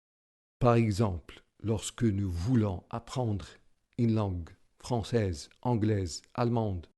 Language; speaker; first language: French; non-native, local second language; Arabic